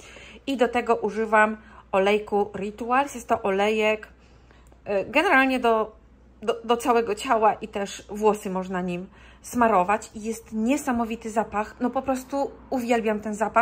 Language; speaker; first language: Polish; native; Polish